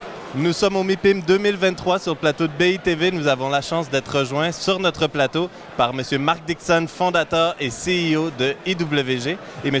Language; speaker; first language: French; native; French